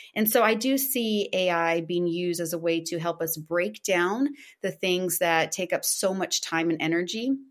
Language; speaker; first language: English; non-native, fluent; Portuguese